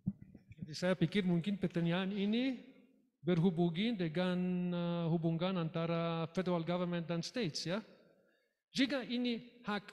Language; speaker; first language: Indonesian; non-native, learner; English